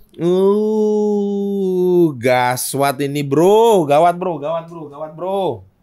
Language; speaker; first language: Indonesian; native; Indonesian